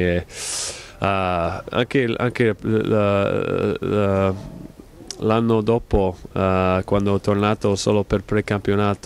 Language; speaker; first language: Italian; non-native, fluent; English